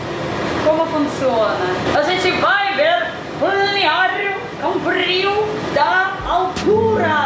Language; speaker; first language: Portuguese; non-native, learner; Russian